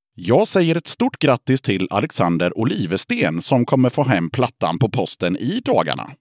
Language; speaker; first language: Swedish; native; Swedish